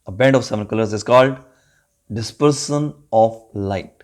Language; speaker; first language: English; non-native, local second language; Punjabi